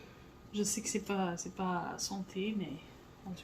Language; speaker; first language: French; non-native, fluent; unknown